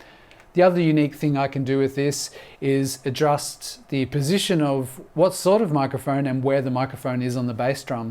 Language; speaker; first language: English; native; English